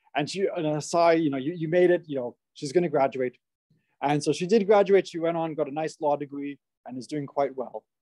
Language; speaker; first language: English; native; English